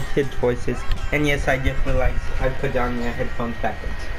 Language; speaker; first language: English; native; English